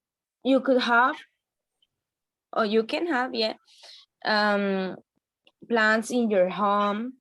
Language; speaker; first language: English; non-native, learner; Spanish